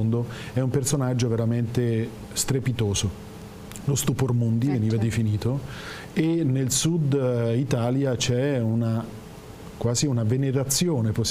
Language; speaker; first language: Italian; native; Italian